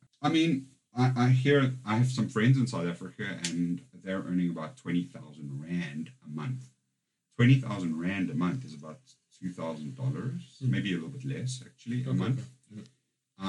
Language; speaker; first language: English; native; English